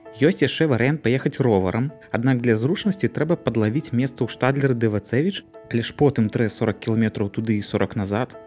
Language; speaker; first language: Belarusian; native; Belarusian